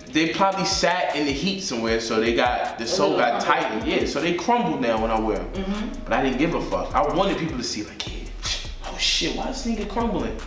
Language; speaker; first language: English; native; English